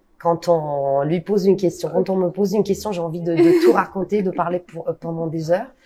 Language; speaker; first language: French; non-native, fluent; Italian